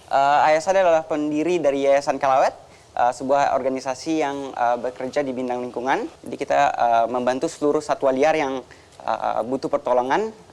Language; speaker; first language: Indonesian; native; Indonesian